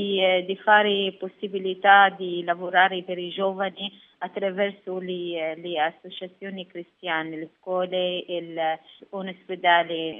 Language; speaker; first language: Italian; non-native, learner; Arabic